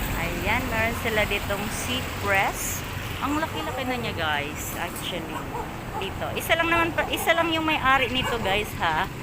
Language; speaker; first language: Filipino; non-native, local second language; Waray